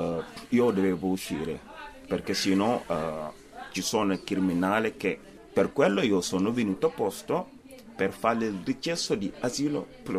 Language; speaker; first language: Italian; non-native, fluent; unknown